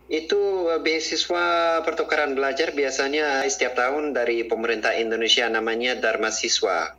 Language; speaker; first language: Indonesian; non-native, fluent; Persian